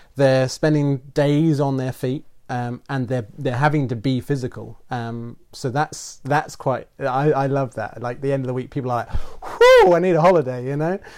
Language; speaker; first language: English; native; English